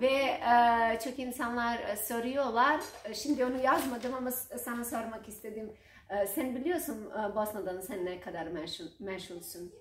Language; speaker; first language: Turkish; non-native, learner; Croatian